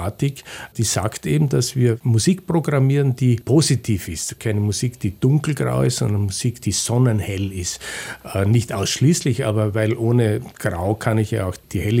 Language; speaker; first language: German; native; German